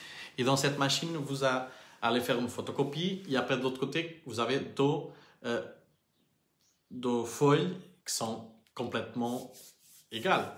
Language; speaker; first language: French; non-native, learner; Portuguese